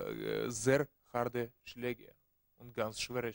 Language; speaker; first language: German; non-native, learner; Russian